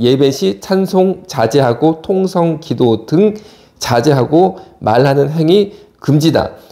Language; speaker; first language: Korean; native; Korean